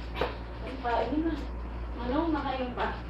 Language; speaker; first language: Filipino; non-native, local second language; Cebuano